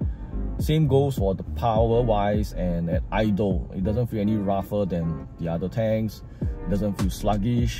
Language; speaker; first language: English; native; English